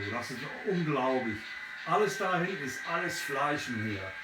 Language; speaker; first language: German; non-native, fluent; English